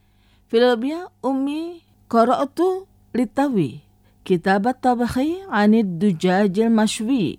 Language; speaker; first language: Arabic; non-native, fluent; Indonesian